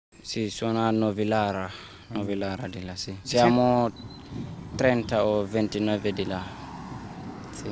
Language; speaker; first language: Italian; non-native, learner; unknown